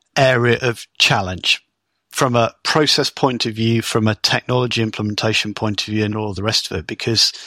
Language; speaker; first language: English; native; English